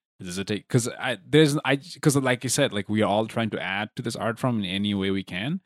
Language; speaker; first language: English; non-native, local second language; Bangla